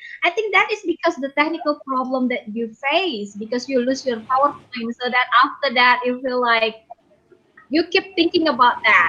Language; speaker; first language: English; non-native, fluent; Indonesian